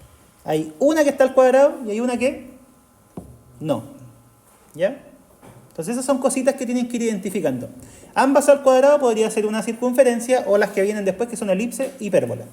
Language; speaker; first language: Spanish; native; Spanish